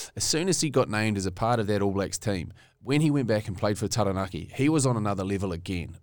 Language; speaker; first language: English; native; English